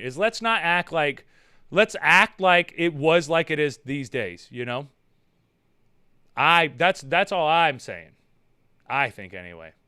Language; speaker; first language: English; native; English